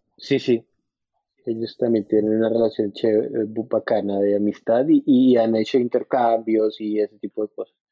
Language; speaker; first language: Spanish; native; Spanish